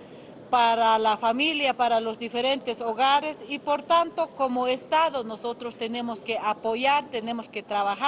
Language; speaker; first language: Spanish; native; Spanish